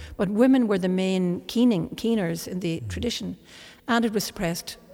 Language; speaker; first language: English; non-native, local second language; Irish